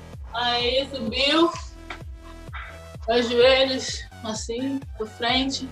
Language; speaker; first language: Portuguese; native; Portuguese